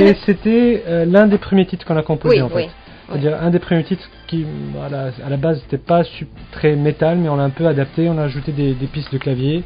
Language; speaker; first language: French; non-native, local second language; Arabic